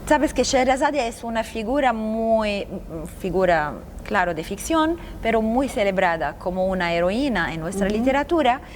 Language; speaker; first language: Spanish; non-native, fluent; Arabic